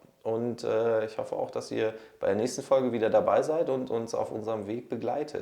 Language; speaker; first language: German; native; German